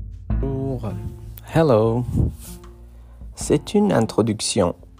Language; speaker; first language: French; non-native, fluent; Persian